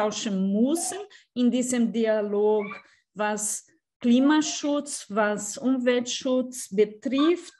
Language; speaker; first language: German; non-native, fluent; Portuguese